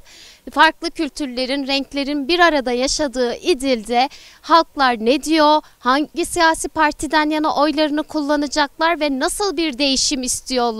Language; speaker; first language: Turkish; native; Turkish